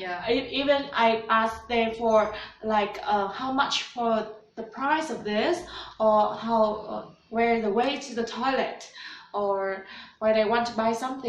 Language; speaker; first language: English; non-native, learner; Vietnamese